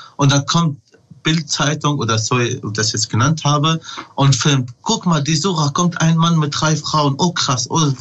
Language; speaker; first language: German; non-native, fluent; Arabic